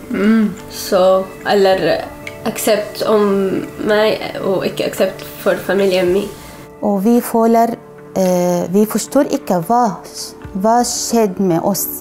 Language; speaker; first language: Norwegian; non-native, learner; Arabic